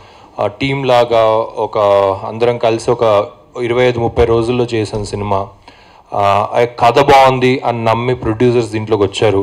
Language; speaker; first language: Telugu; native; Telugu